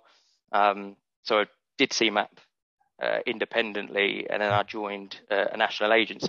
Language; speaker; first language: English; native; English